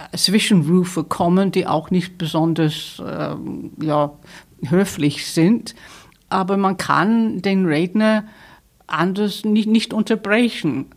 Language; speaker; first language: German; non-native, fluent; English